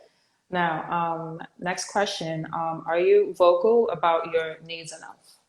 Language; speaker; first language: English; native; English